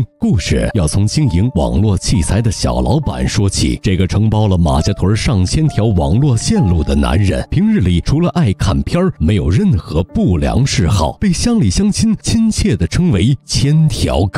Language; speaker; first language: Chinese; native; Chinese